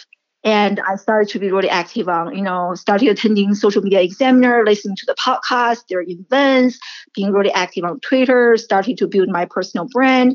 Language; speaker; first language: English; non-native, fluent; Chinese